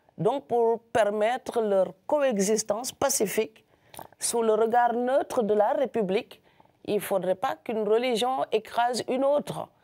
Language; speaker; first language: French; non-native, local second language; Serer